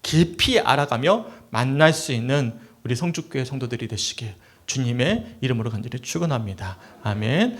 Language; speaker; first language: Korean; native; Korean